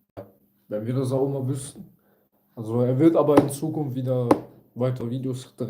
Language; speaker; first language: German; early bilingual, other home language; Kurdish